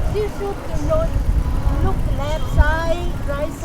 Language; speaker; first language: English; non-native, learner; Vietnamese